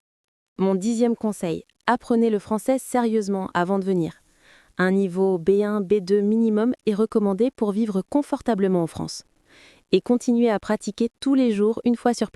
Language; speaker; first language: French; non-native, fluent; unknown